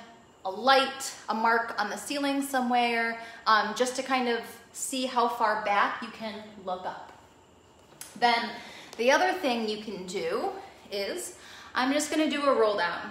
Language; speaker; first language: English; native; English